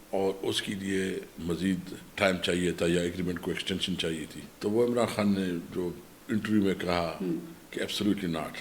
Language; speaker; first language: Urdu; non-native, local second language; Pashto